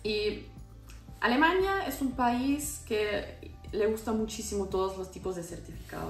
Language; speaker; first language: Spanish; non-native, fluent; German